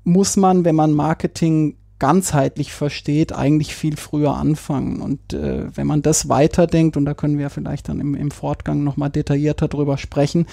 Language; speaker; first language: German; native; German